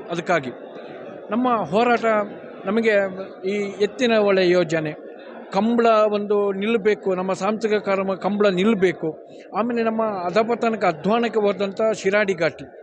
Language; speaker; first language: Kannada; non-native, local second language; Tulu